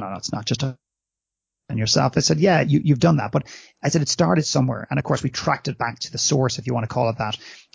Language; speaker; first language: English; native; English